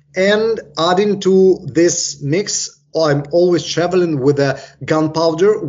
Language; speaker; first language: English; non-native, fluent; Ukrainian